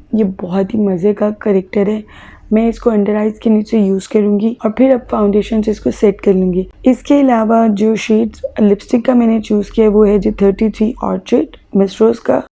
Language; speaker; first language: Urdu; native; Urdu